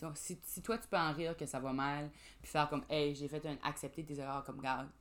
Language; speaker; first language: French; native; French